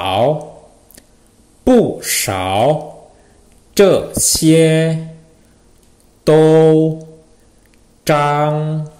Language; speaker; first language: Chinese; non-native, fluent; Indonesian